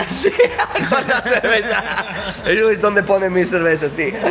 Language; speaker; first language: Spanish; non-native, learner; English